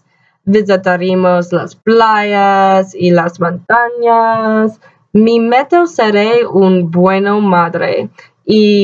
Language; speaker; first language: Spanish; non-native, learner; English